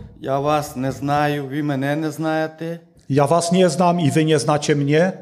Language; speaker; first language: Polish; non-native, learner; Russian